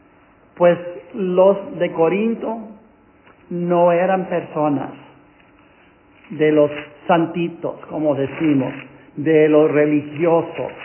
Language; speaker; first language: Spanish; non-native, fluent; English